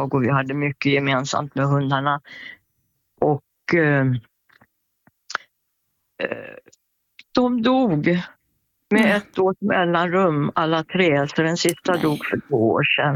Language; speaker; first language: Swedish; native; Swedish